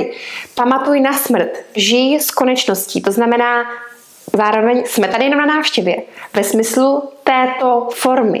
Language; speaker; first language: Czech; native; Czech